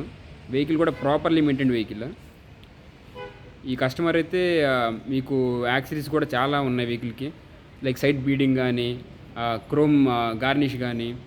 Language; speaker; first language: Telugu; native; Telugu